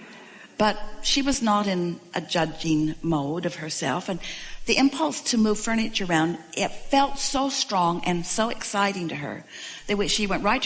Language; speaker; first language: English; native; English